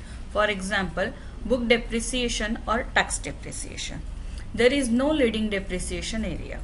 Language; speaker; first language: English; non-native, local second language; Hindi